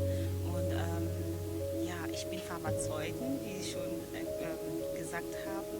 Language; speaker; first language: German; non-native, fluent; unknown